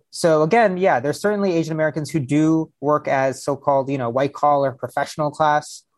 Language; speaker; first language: English; early bilingual, other home language; Hindi